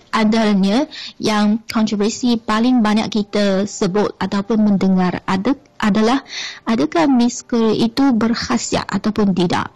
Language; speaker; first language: Malay; non-native, fluent; Chinese